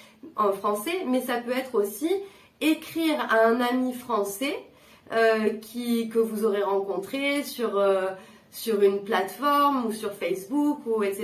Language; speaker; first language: French; native; French